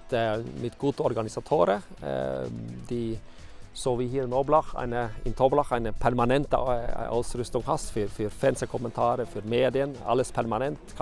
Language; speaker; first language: German; non-native, fluent; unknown